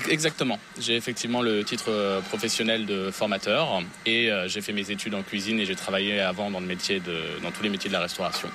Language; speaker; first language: French; native; French